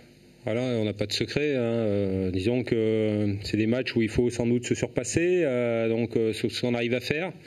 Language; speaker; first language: French; native; French